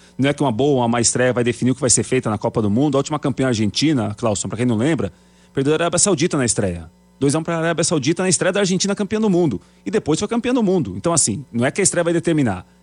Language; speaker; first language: Portuguese; native; Portuguese